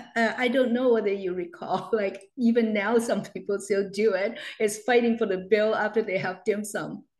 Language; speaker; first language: English; non-native, local second language; Cantonese